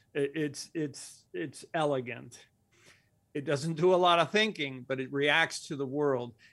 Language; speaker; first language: English; early bilingual, other home language; Spanish